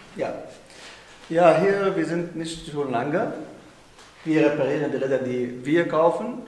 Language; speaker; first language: German; non-native, learner; Arabic